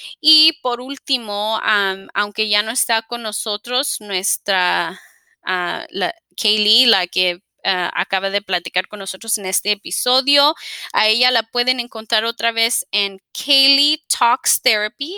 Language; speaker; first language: Spanish; early bilingual, heritage; Spanish